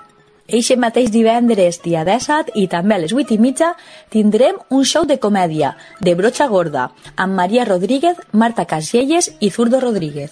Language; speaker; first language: Catalan; native; Catalan